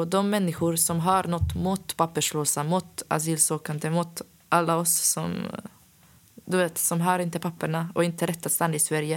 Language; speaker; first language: Swedish; non-native, fluent; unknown